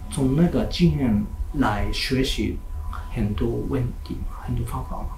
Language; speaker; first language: Chinese; non-native, learner; Japanese